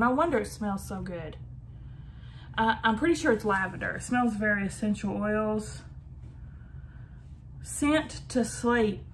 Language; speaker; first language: English; native; English